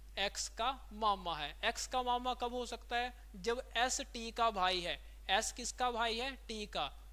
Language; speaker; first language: Hindi; native; Hindi